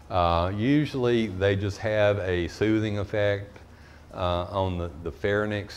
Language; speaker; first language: English; native; English